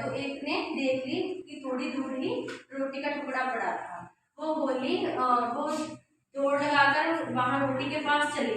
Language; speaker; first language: Hindi; native; Hindi